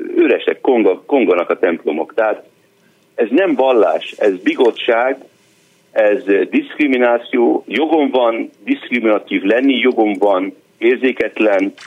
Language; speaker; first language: Hungarian; non-native, fluent; Arabic